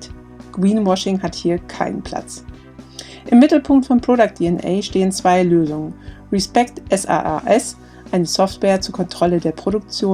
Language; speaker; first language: German; native; German